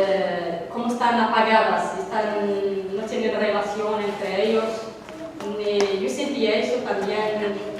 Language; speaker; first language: Spanish; non-native, learner; Arabic